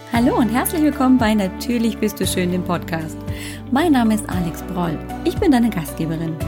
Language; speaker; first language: German; native; German